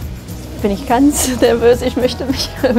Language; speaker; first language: German; non-native, fluent; Hungarian